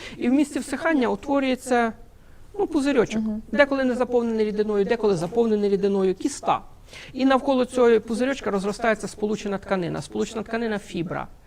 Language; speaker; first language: Ukrainian; non-native, local second language; Russian